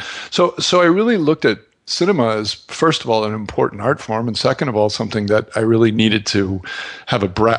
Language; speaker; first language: English; native; English